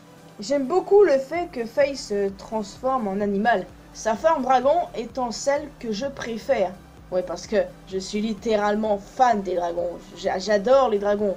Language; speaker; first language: French; native; French